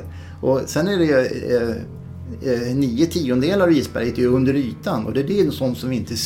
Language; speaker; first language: Swedish; native; Swedish